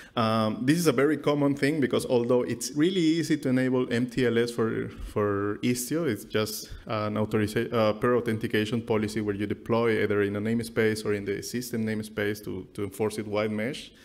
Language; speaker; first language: English; non-native, fluent; Spanish